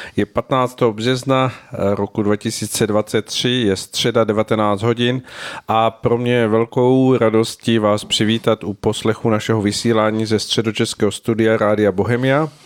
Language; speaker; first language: Czech; native; Czech